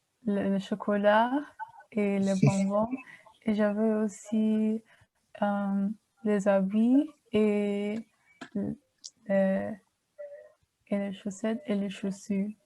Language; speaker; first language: French; early bilingual, heritage; German